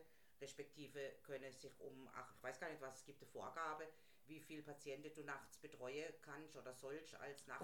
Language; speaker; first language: German; native; German